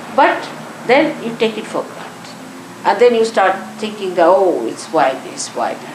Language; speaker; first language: English; non-native, local second language; Marathi